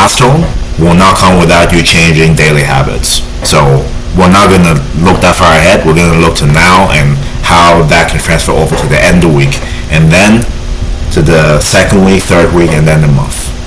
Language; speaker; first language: English; native; English